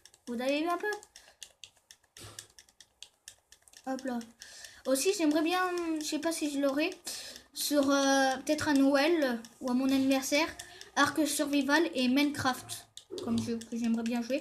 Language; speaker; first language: French; native; French